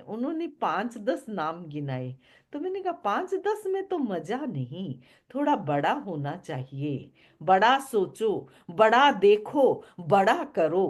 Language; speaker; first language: Hindi; native; Hindi